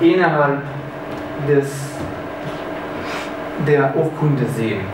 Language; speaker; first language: German; non-native, fluent; French